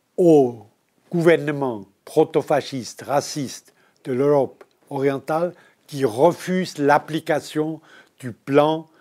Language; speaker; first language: French; native; French